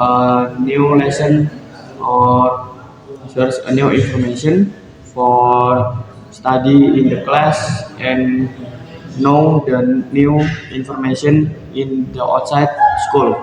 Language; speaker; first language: English; non-native, learner; Indonesian